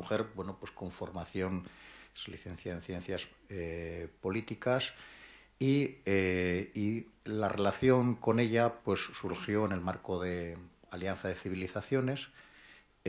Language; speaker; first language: Spanish; native; Spanish